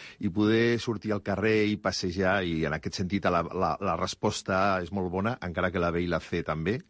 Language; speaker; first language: Catalan; native; Catalan